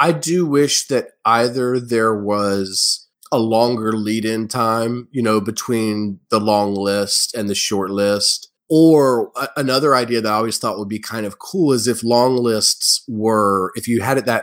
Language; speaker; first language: English; native; English